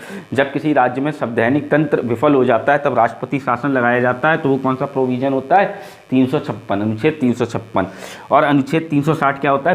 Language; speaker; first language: Hindi; native; Hindi